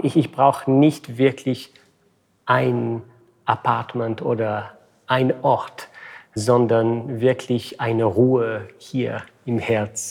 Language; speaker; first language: German; non-native, fluent; French